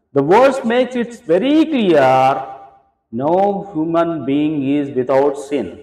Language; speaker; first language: English; non-native, local second language; Telugu